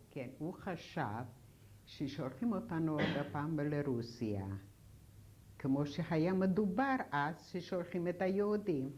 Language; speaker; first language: Hebrew; non-native, fluent; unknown